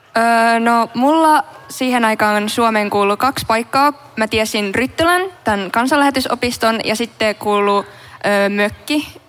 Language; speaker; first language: Finnish; early bilingual, heritage; Finnish